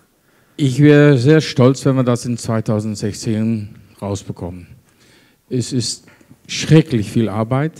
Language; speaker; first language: German; non-native, fluent; Dutch